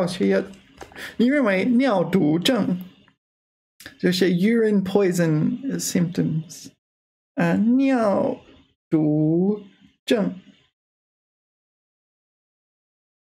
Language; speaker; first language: Chinese; non-native, learner; English